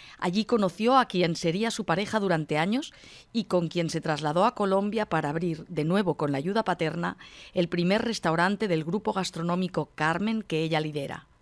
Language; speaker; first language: Spanish; native; Spanish